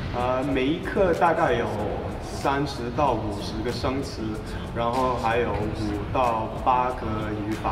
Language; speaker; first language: Chinese; non-native, fluent; English